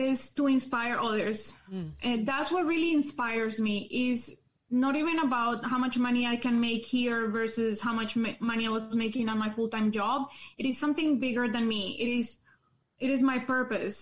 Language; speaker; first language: English; non-native, fluent; Spanish